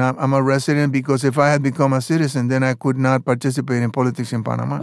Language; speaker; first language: English; non-native, fluent; Spanish